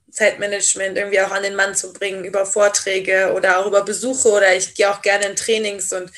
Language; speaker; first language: German; native; German